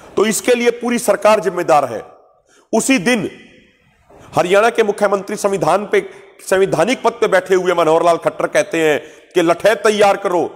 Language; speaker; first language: Hindi; non-native, local second language; Punjabi